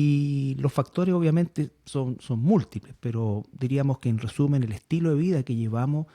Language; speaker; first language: Spanish; native; Spanish